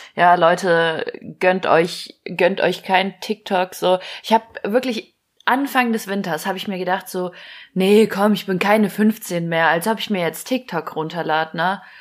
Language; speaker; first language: German; early bilingual, other home language; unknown